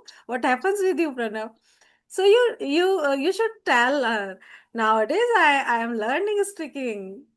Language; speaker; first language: English; non-native, learner; Hindi